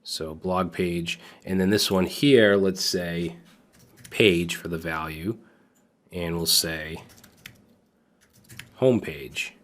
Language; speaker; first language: English; native; English